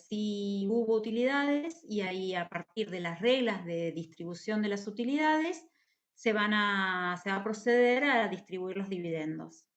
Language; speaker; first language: Spanish; native; Spanish